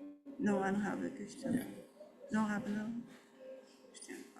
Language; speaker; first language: English; non-native, learner; Portuguese